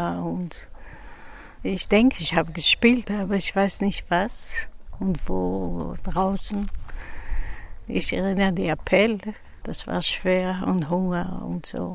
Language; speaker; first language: German; non-native, learner; Dutch